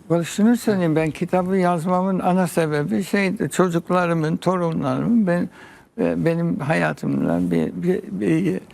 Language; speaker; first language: Turkish; early bilingual, heritage; Arabic